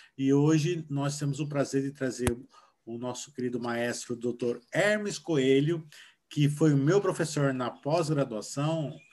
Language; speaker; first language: Portuguese; native; Portuguese